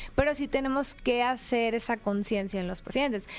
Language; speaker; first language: Spanish; native; Spanish